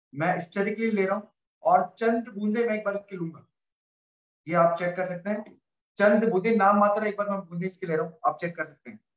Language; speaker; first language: Hindi; native; Hindi